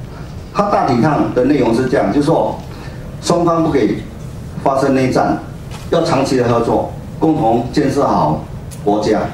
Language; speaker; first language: Chinese; native; Chinese